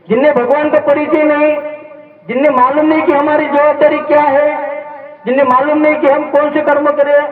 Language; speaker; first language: Hindi; non-native, local second language; Marathi